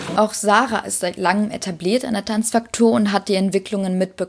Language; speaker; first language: German; native; German